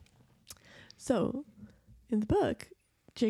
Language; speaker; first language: English; native; English